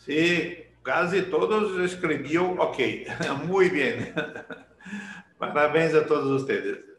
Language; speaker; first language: Portuguese; non-native, learner; Spanish